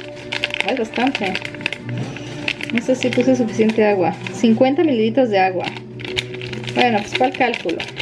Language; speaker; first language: Spanish; native; Spanish